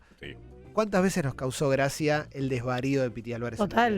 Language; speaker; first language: Spanish; native; Spanish